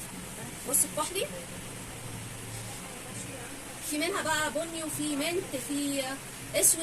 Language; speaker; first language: Arabic; native; Arabic